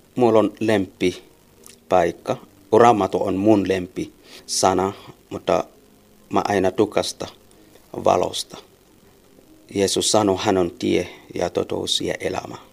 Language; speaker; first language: Finnish; non-native, learner; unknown